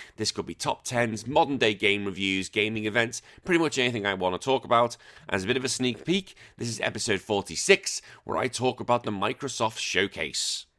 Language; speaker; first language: English; native; English